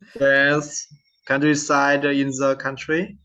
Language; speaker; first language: English; non-native, learner; Vietnamese